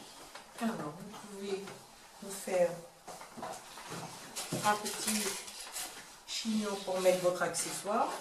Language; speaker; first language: French; native; French